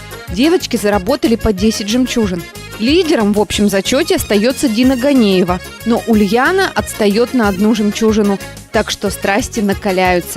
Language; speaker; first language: Russian; native; Russian